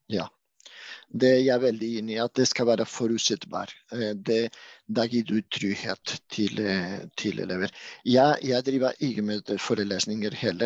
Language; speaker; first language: Norwegian; non-native, fluent; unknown